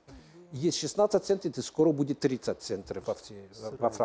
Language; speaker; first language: Russian; non-native, learner; French